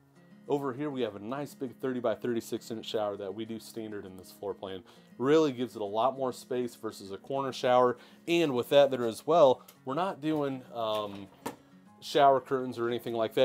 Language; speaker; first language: English; native; English